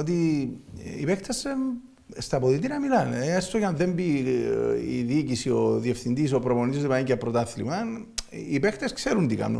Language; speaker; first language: Greek; native; Greek